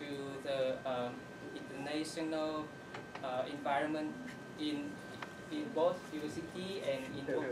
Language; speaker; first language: English; non-native, learner; Vietnamese